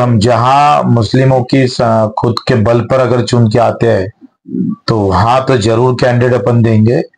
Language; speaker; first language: Hindi; non-native, local second language; Marathi